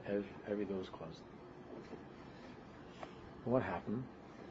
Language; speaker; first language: English; native; English